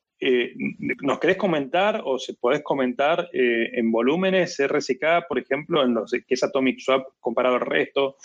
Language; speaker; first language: Spanish; native; Spanish